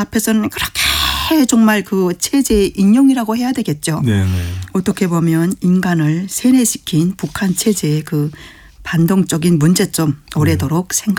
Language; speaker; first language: Korean; native; Korean